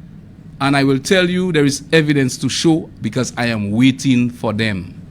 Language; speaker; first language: English; non-native, local second language; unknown